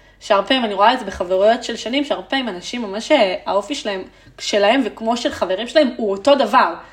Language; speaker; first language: Hebrew; early bilingual, other home language; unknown